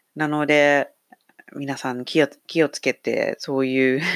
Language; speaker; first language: Japanese; non-native, fluent; English